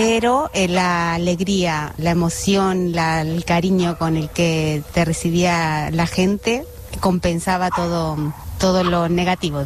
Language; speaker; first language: Catalan; non-native, learner; Spanish